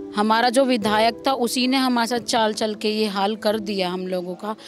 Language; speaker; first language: Hindi; native; Hindi